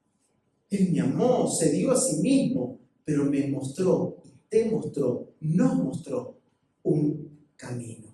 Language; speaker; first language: Spanish; native; Spanish